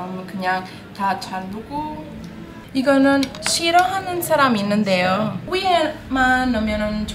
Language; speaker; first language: Korean; non-native, learner; Italian